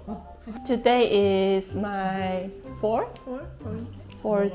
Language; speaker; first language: English; non-native, learner; Chinese